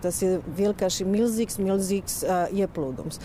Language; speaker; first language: Latvian; non-native, fluent; Polish